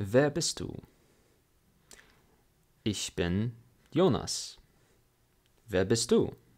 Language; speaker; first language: German; non-native, fluent; English